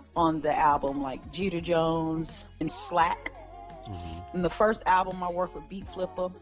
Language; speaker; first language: English; native; English